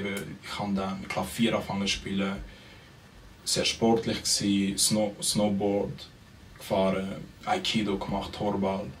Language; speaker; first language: German; early bilingual, other home language; Spanish